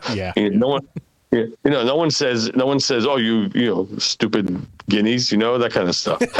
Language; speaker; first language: English; non-native, fluent; Hebrew